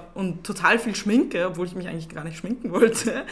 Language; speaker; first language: German; native; German